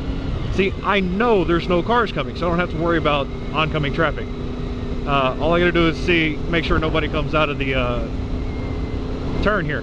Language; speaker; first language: English; native; English